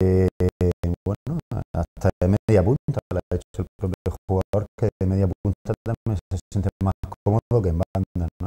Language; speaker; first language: Spanish; native; Spanish